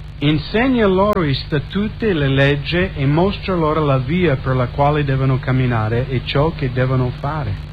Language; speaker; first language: Italian; non-native, fluent; English